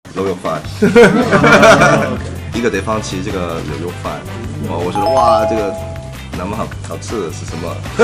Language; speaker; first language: Chinese; non-native, local second language; Cantonese